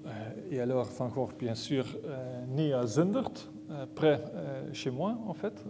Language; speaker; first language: French; non-native, learner; Dutch